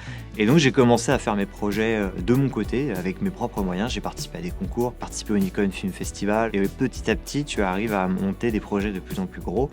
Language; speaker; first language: French; native; French